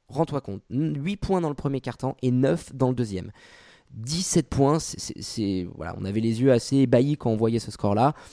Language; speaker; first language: French; native; French